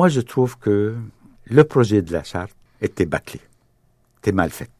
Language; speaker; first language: French; non-native, fluent; Arabic